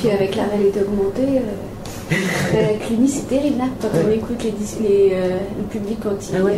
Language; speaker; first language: French; native; French